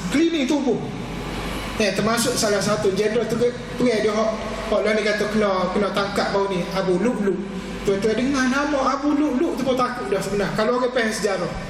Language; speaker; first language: Malay; native; Malay